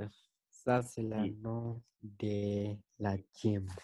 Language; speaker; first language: French; non-native, learner; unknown